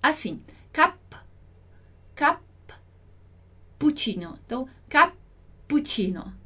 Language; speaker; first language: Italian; non-native, fluent; Portuguese